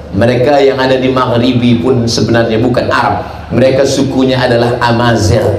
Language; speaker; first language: Malay; native; Malay